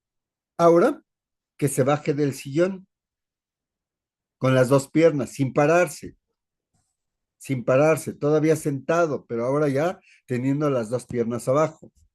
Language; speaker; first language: Spanish; native; Spanish